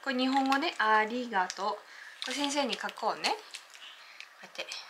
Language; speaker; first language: Japanese; native; Japanese